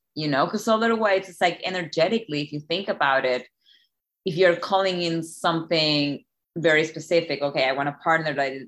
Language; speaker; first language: English; non-native, fluent; Spanish